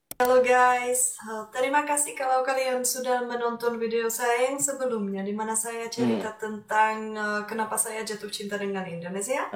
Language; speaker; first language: Indonesian; non-native, fluent; Czech